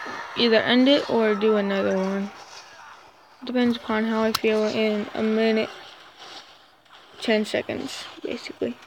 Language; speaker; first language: English; native; English